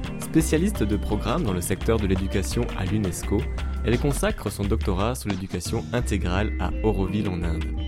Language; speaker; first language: French; native; French